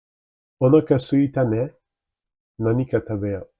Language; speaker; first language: Japanese; non-native, learner; Turkish